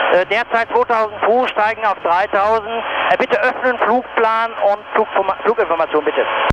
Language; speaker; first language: German; native; German